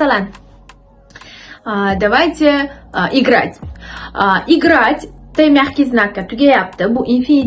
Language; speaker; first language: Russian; non-native, local second language; Uzbek